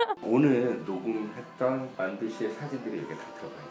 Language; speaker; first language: Korean; native; Korean